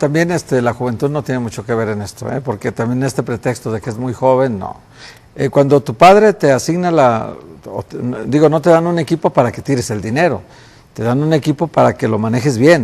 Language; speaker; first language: Spanish; native; Spanish